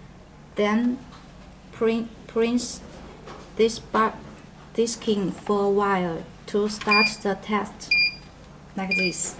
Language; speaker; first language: English; non-native, learner; Chinese